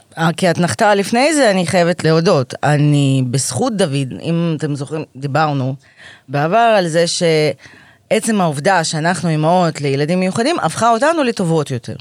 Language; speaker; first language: Hebrew; native; Hebrew